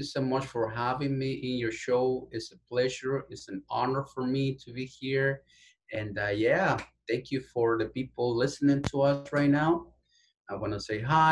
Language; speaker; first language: English; non-native, fluent; Spanish